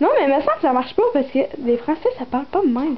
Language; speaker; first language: French; native; French